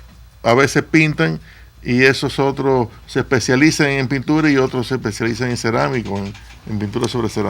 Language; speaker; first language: Spanish; native; Spanish